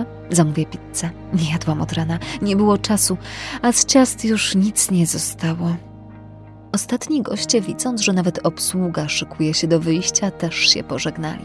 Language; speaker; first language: Polish; native; Polish